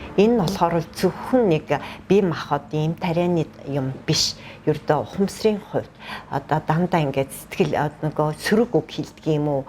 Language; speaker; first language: Mongolian; native; Mongolian